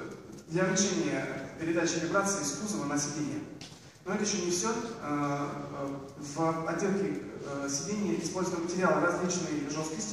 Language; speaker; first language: Russian; native; Russian